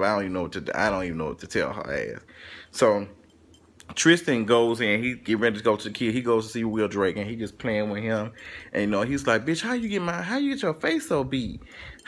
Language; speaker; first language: English; native; English